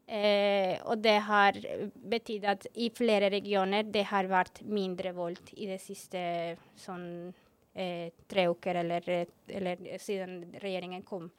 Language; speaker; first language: Norwegian; non-native, fluent; Spanish